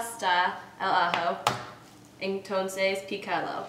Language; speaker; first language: Spanish; non-native, learner; English